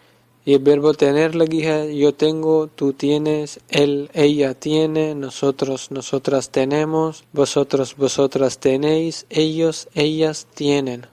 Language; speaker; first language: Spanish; non-native, fluent; Urdu